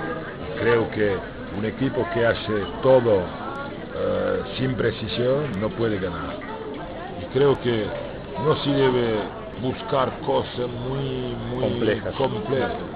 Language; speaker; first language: Spanish; non-native, fluent; French